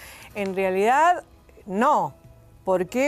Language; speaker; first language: Spanish; native; Spanish